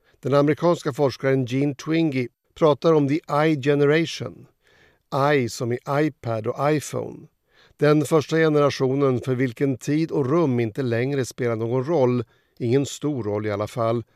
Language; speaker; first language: Swedish; native; Swedish